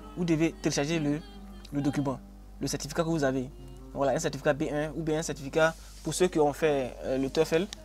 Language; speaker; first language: French; non-native, local second language; Akan